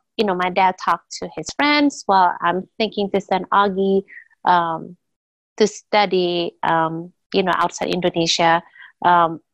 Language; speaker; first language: English; non-native, fluent; Indonesian